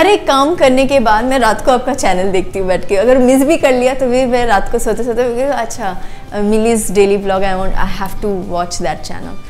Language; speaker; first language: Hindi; non-native, local second language; Bangla